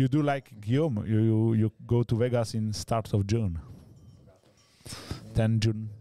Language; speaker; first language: English; non-native, learner; French